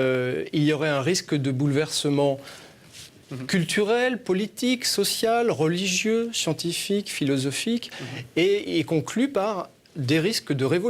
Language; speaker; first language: French; native; French